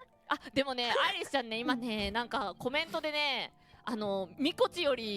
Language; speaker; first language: Japanese; native; Japanese